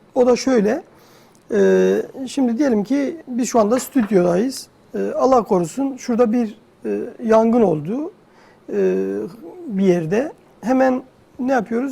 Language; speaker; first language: Turkish; non-native, local second language; Kurdish